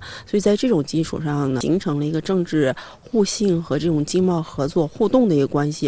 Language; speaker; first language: Chinese; native; Chinese